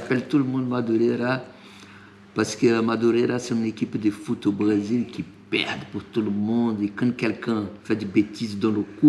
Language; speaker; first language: French; non-native, fluent; Portuguese